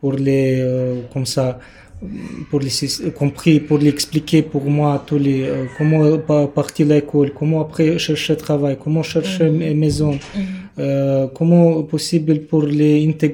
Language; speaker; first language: French; non-native, learner; Romanian